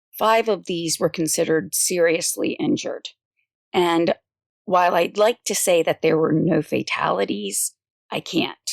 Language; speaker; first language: English; native; English